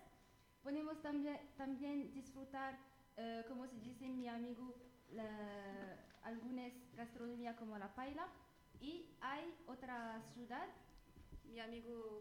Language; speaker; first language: Spanish; non-native, learner; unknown